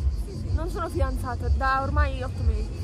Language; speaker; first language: Italian; native; Italian